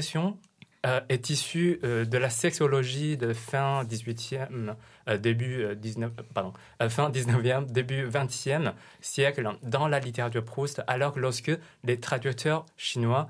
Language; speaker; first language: French; non-native, fluent; Chinese